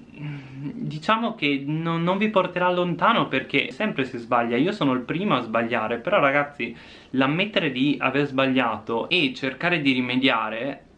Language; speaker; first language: Italian; native; Italian